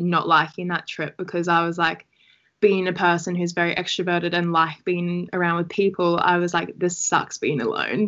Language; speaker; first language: English; native; English